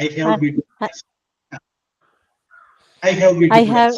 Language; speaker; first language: English; non-native, fluent; Malayalam